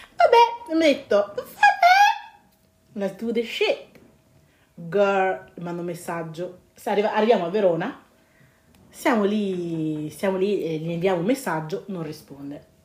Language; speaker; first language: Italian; early bilingual, other home language; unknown